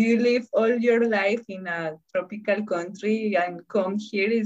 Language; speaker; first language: English; non-native, learner; Spanish